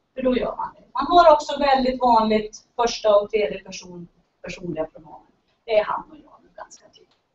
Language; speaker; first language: Swedish; native; Swedish